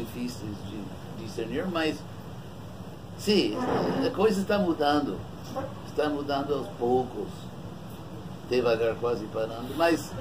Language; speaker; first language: Portuguese; non-native, fluent; English